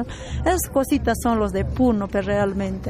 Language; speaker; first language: Spanish; native; Spanish